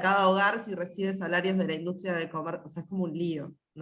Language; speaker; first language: Spanish; native; Spanish